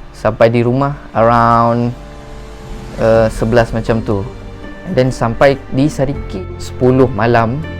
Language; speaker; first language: Malay; native; Malay